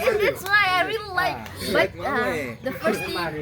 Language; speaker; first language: English; non-native, learner; Indonesian